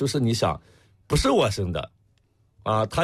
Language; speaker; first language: Chinese; native; Chinese